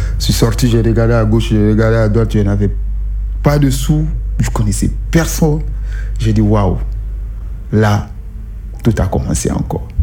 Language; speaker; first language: French; non-native, local second language; Susu